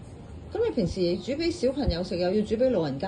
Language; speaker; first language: Cantonese; native; Cantonese